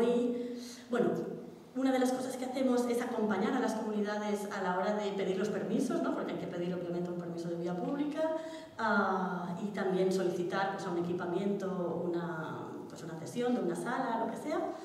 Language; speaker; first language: Spanish; native; Spanish